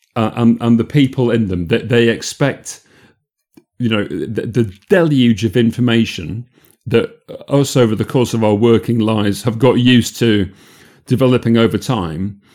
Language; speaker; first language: English; native; English